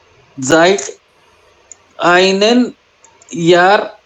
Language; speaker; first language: German; non-native, learner; Hindi